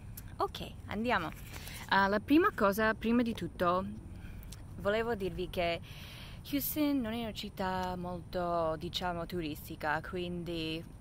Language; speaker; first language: Italian; non-native, fluent; English